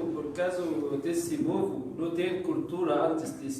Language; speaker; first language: Portuguese; non-native, learner; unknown